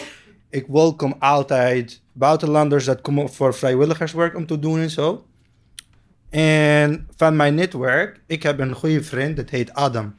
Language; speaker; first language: Dutch; non-native, learner; Arabic